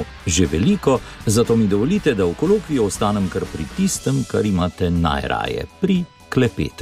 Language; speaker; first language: Slovenian; native; Slovenian